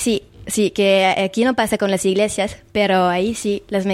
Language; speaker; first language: Spanish; non-native, fluent; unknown